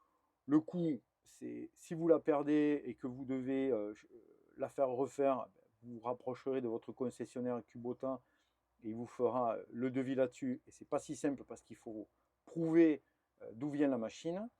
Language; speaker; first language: French; native; French